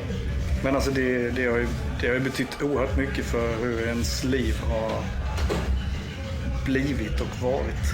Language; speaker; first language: Swedish; native; Swedish